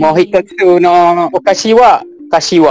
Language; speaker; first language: Japanese; non-native, learner; Malay